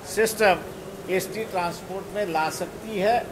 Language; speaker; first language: Hindi; non-native, local second language; Marathi